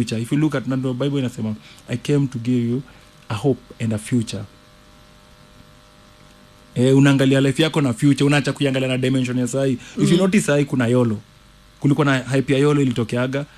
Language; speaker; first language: Swahili; native; Swahili